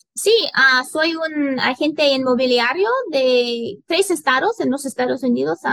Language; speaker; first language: Spanish; non-native, learner; English